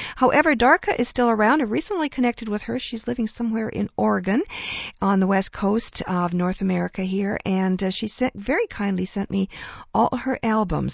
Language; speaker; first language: English; early bilingual, other home language; Ukrainian